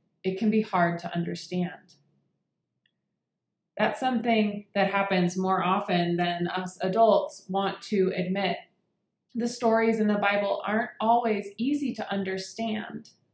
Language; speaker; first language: English; native; English